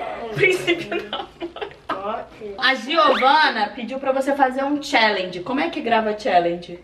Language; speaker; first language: Portuguese; native; Portuguese